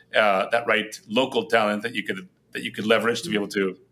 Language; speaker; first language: English; non-native, fluent; Spanish